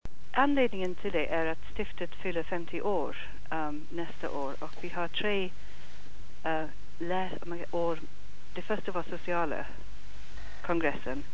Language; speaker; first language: Swedish; non-native, fluent; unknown